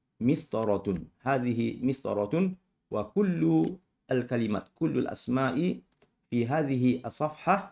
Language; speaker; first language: Arabic; non-native, fluent; Malay